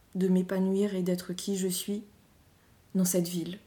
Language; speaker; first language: French; non-native, local second language; Malagasy